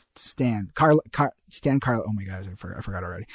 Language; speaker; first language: English; early bilingual, heritage; Spanish